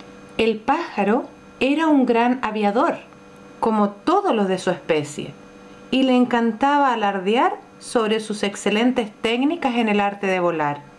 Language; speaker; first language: Spanish; native; Spanish